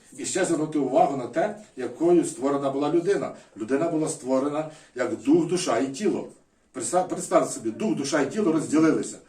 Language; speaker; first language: Ukrainian; non-native, local second language; Russian